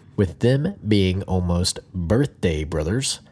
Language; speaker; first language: English; native; English